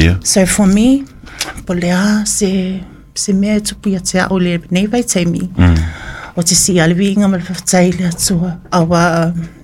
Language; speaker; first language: English; native; English